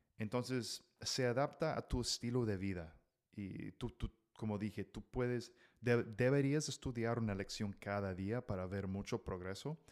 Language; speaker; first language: Spanish; non-native, fluent; English